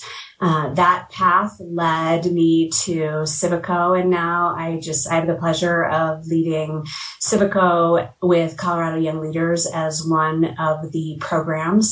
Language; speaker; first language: English; native; English